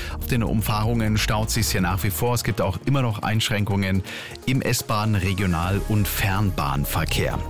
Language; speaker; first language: German; native; German